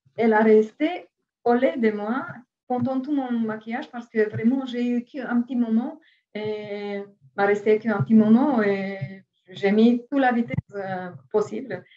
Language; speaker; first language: French; non-native, fluent; Romanian